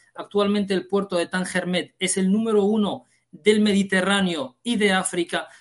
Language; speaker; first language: Spanish; early bilingual, heritage; Arabic